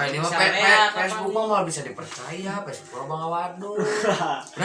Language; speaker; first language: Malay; non-native, local second language; Sundanese